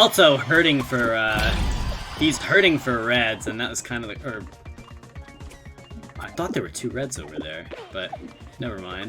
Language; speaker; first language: English; native; English